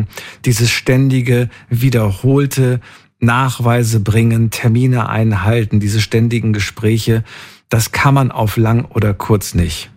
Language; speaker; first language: German; native; German